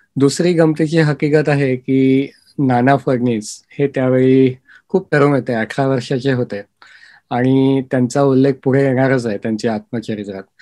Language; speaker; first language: Marathi; native; Marathi